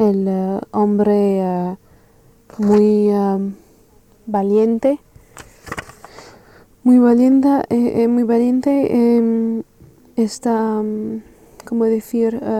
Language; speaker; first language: Spanish; non-native, learner; French